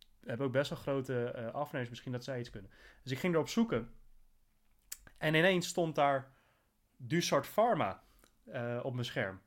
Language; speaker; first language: Dutch; native; Dutch